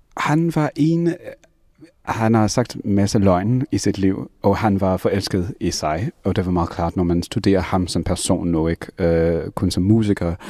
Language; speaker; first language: Danish; non-native, fluent; English